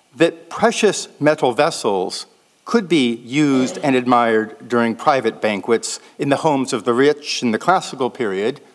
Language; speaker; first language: English; native; English